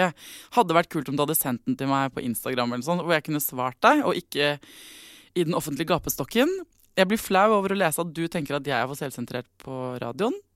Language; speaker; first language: Norwegian; native; Norwegian